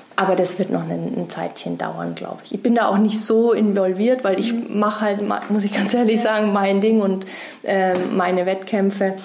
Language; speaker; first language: German; native; German